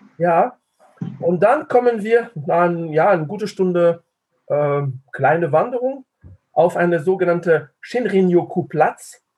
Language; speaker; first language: German; non-native, fluent; French